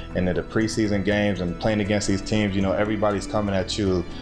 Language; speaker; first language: English; native; English